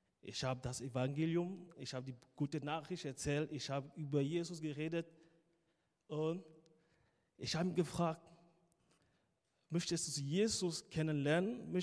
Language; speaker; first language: German; non-native, fluent; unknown